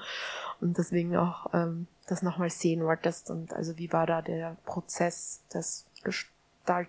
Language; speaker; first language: German; native; German